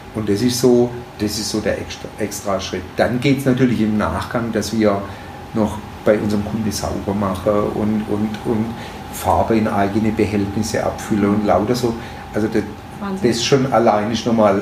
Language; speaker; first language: German; native; German